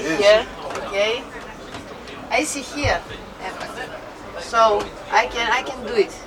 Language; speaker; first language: English; non-native, learner; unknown